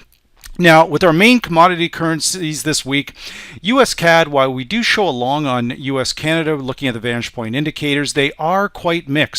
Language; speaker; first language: English; native; English